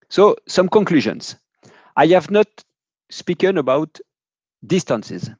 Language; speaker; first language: English; non-native, fluent; French